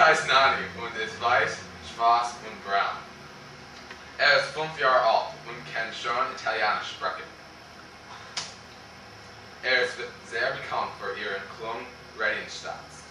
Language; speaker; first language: German; non-native, learner; English